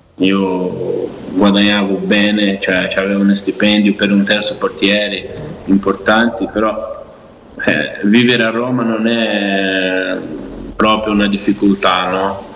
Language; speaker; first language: Italian; non-native, fluent; Portuguese